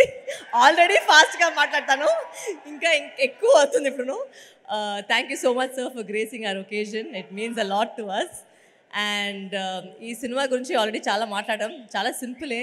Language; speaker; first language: Telugu; non-native, fluent; Tamil